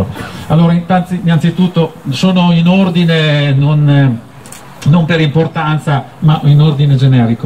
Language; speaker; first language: Italian; native; Italian